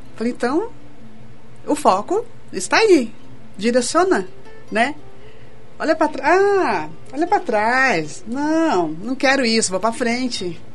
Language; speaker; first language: Portuguese; native; Portuguese